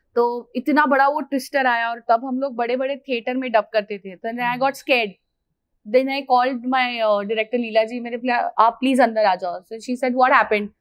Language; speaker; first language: Hindi; non-native, local second language; Marathi